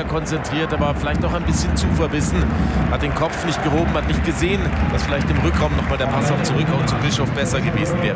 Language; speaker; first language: German; native; German